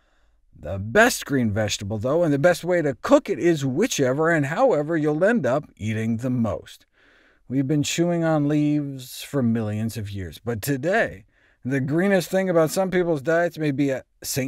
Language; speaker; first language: English; native; English